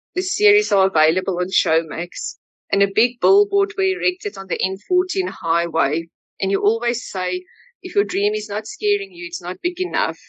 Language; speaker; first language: English; non-native, local second language; Afrikaans